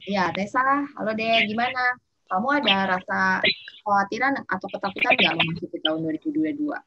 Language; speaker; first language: Indonesian; native; Indonesian